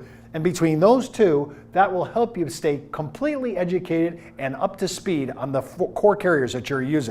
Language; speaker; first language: English; native; English